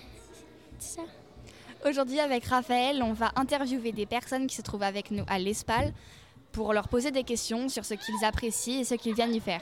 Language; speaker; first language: French; native; French